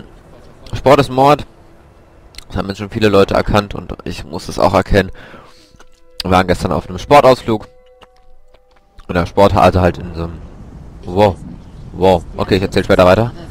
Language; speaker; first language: German; native; German